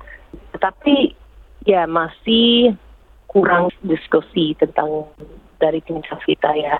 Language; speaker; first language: Indonesian; early bilingual, heritage; English